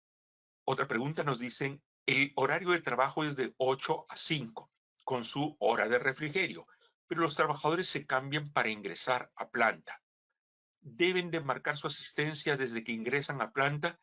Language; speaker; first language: Spanish; native; Spanish